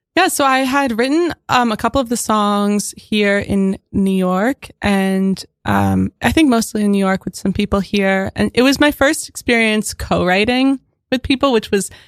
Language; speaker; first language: English; native; English